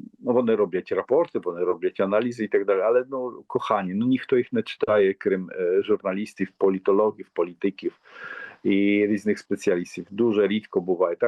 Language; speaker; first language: Polish; non-native, learner; Ukrainian